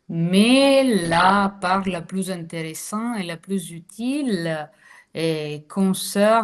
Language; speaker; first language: French; non-native, fluent; Italian